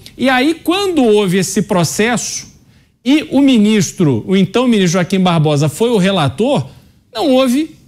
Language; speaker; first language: Portuguese; native; Portuguese